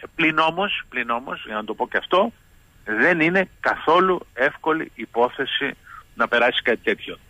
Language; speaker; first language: Greek; native; Greek